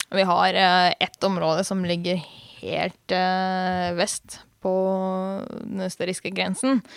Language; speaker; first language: Norwegian; non-native, fluent; Hungarian